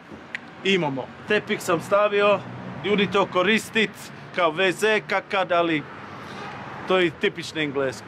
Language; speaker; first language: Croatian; non-native, fluent; English